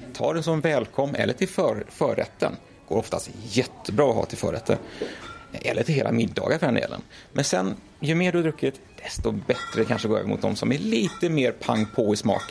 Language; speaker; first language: Swedish; native; Swedish